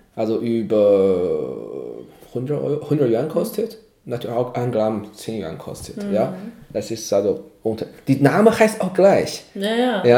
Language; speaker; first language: German; non-native, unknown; Chinese